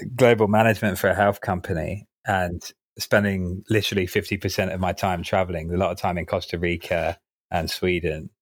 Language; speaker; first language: English; native; English